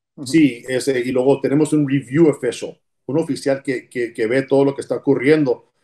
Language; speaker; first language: Spanish; early bilingual, heritage; Spanish